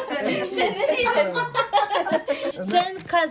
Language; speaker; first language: Turkish; non-native, learner; Russian